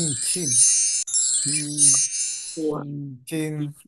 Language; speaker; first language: Chinese; non-native, learner; Vietnamese